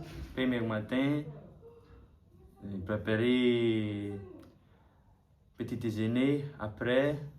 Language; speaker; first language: French; non-native, learner; Malagasy